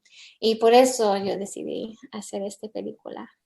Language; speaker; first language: Spanish; early bilingual, heritage; English